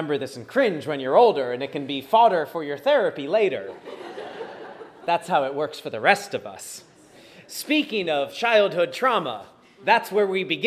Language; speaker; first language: English; native; English